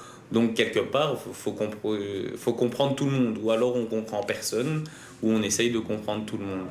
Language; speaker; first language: French; early bilingual, other home language; Lingala